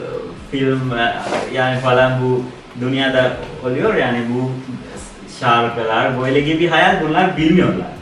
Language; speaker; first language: Turkish; non-native, learner; Sinhala